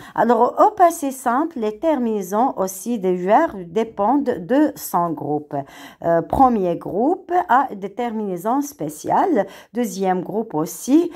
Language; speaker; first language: French; non-native, local second language; Arabic